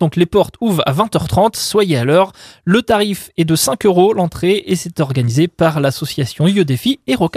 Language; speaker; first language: French; native; French